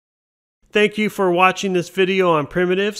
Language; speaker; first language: English; native; English